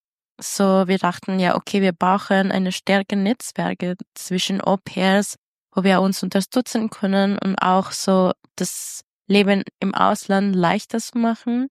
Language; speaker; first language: German; non-native, fluent; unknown